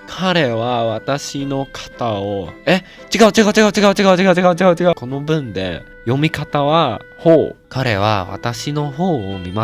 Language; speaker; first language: Japanese; non-native, learner; English